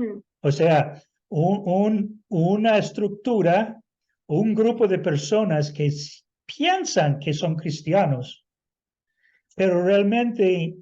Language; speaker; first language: Spanish; non-native, fluent; English